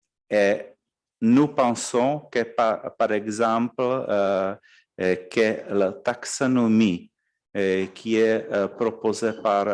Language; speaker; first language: French; non-native, fluent; Czech